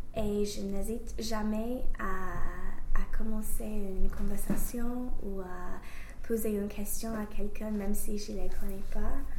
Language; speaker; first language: French; non-native, learner; English